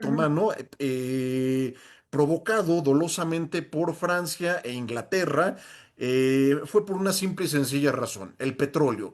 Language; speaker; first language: Spanish; native; Spanish